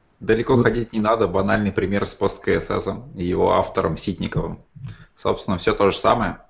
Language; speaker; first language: Russian; native; Russian